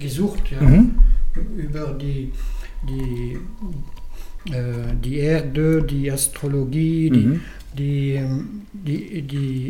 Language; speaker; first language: German; non-native, learner; French